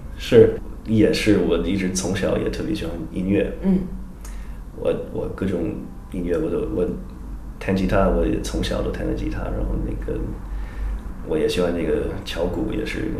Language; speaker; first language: Chinese; non-native, fluent; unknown